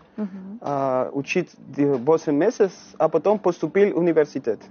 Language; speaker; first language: Russian; non-native, learner; Spanish